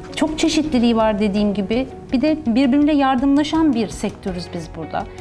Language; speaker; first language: Turkish; early bilingual, heritage; Turkish